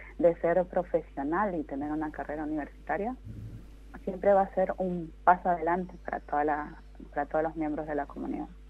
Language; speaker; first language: Spanish; non-native, local second language; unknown